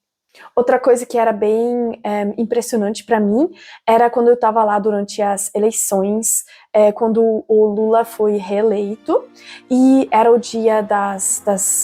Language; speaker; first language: Portuguese; non-native, fluent; German